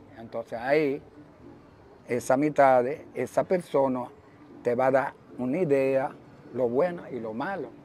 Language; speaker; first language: Spanish; early bilingual, other home language; Haitian Creole